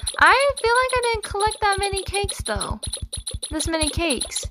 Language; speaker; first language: English; native; English